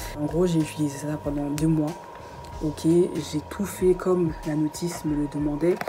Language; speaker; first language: French; early bilingual, other home language; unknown